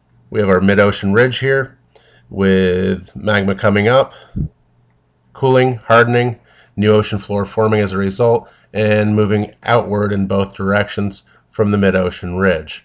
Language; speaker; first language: English; native; English